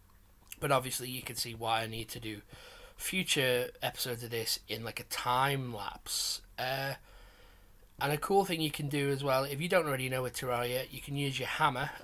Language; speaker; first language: English; native; English